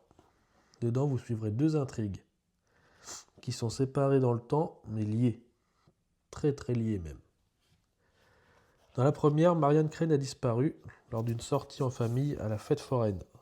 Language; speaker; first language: French; native; French